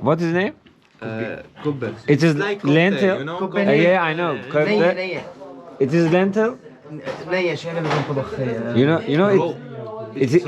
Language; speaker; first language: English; non-native, learner; Turkish